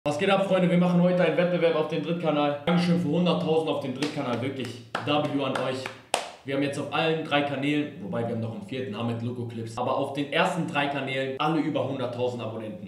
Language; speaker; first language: German; native; German